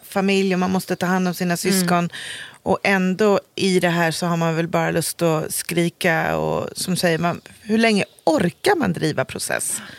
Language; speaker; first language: Swedish; native; Swedish